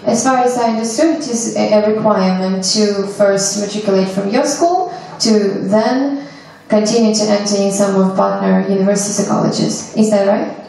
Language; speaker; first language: English; non-native, fluent; Ukrainian